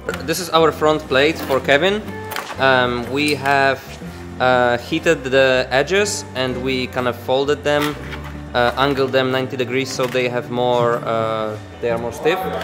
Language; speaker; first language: English; non-native, fluent; Polish